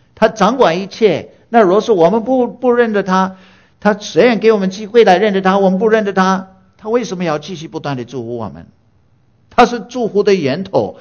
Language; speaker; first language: Chinese; non-native, fluent; English